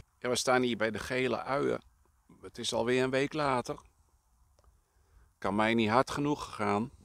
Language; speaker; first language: Dutch; native; Dutch